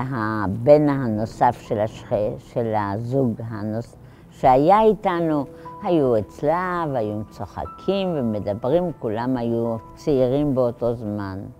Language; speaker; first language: Hebrew; non-native, fluent; Polish